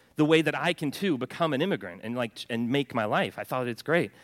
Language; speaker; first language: English; early bilingual, other home language; Norwegian